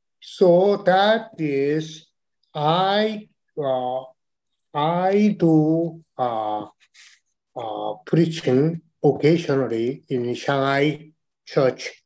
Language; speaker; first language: English; non-native, learner; Chinese